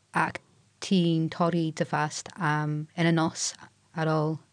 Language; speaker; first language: Welsh; non-native, local second language; English